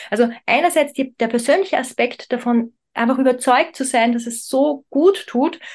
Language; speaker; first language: German; native; German